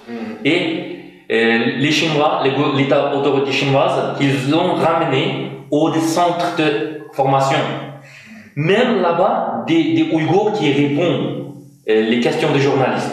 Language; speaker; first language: French; non-native, fluent; Uyghur